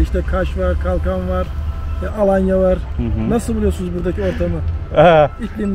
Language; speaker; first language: Turkish; native; Turkish